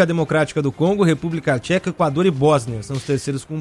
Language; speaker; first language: Portuguese; native; Portuguese